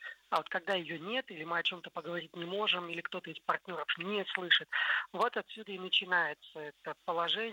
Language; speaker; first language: Russian; native; Russian